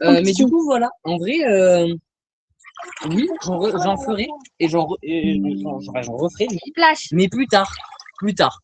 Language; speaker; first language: French; native; French